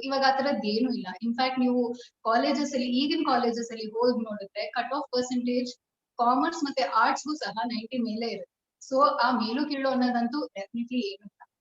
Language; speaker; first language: Kannada; non-native, local second language; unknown